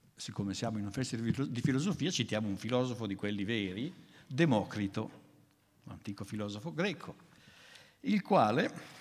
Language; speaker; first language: Italian; native; Italian